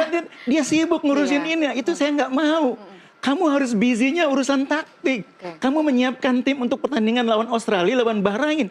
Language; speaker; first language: Indonesian; native; Indonesian